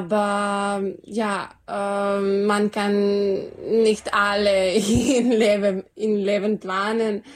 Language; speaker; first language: German; non-native, learner; Serbian